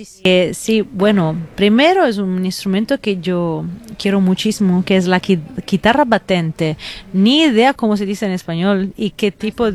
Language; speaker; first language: Spanish; non-native, fluent; Italian